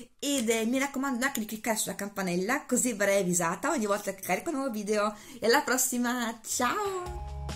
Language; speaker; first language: Italian; native; Italian